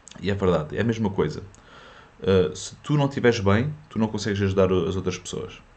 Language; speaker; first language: Portuguese; early bilingual, other home language; French